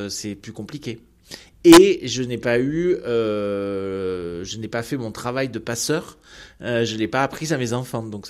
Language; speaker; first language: French; non-native, local second language; Occitan